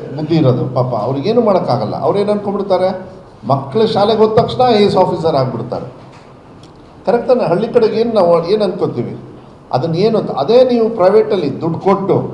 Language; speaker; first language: Kannada; native; Kannada